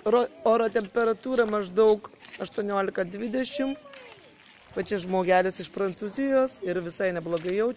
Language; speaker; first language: Lithuanian; native; Lithuanian